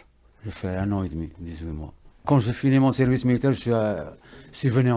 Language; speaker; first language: French; non-native, local second language; Arabic